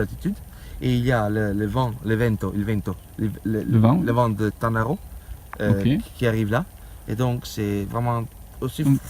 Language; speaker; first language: French; non-native, learner; Italian